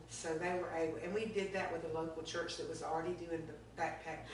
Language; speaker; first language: English; native; English